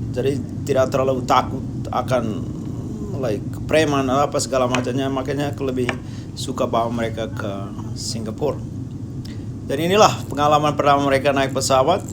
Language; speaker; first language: Indonesian; non-native, local second language; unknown